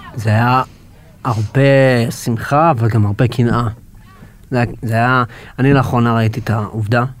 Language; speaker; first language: Hebrew; native; Hebrew